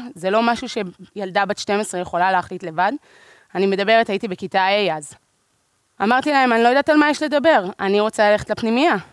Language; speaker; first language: Hebrew; native; Hebrew